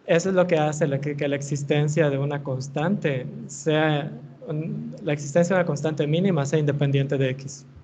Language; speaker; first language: Spanish; native; Spanish